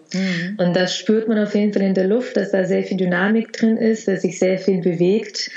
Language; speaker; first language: German; early bilingual, other home language; Russian